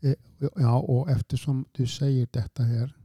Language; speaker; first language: Swedish; non-native, fluent; Icelandic